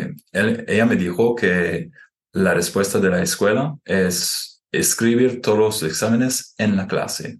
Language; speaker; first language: Spanish; non-native, fluent; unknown